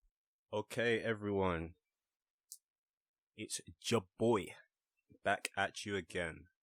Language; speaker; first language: English; native; English